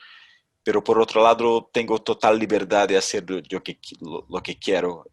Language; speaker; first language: Spanish; non-native, fluent; Portuguese